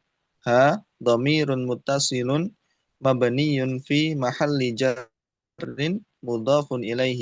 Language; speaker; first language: Arabic; non-native, learner; Indonesian